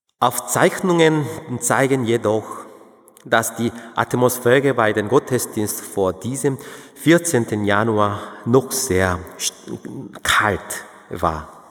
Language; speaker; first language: German; non-native, fluent; Korean